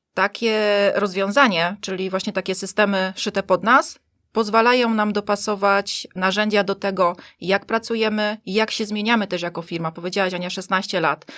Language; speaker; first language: Polish; native; Polish